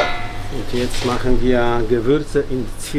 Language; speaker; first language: German; non-native, fluent; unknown